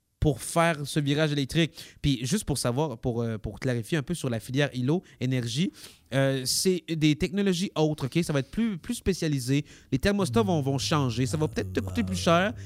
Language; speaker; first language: French; native; French